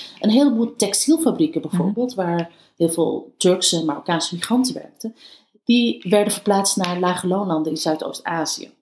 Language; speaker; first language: Dutch; early bilingual, other home language; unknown